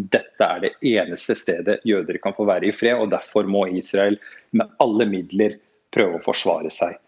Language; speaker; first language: Norwegian; native; Norwegian